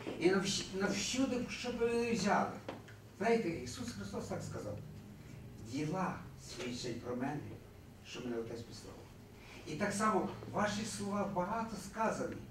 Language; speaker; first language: Ukrainian; early bilingual, heritage; Ukrainian